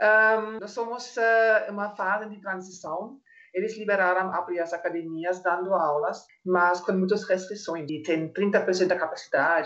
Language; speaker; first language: Portuguese; non-native, fluent; German